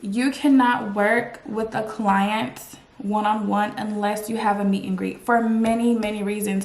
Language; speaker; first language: English; native; English